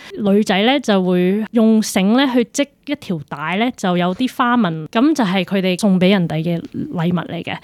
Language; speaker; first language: Cantonese; early bilingual, heritage; Cantonese